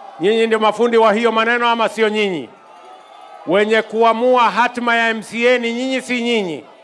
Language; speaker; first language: Swahili; non-native, local second language; Kalenjin